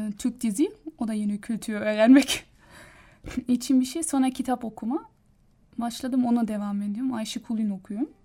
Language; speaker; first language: Turkish; non-native, learner; German